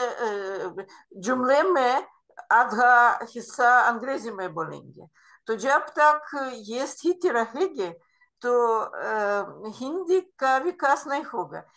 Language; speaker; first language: Hindi; non-native, fluent; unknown